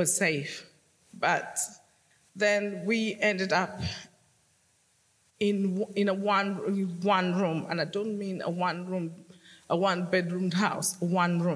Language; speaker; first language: English; non-native, local second language; Acoli